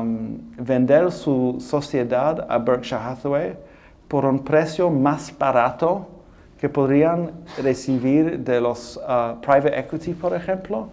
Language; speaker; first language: Spanish; non-native, fluent; English